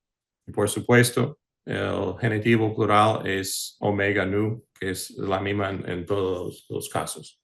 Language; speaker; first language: Spanish; early bilingual, heritage; English